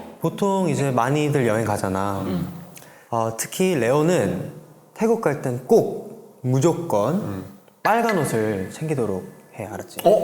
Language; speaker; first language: Korean; native; Korean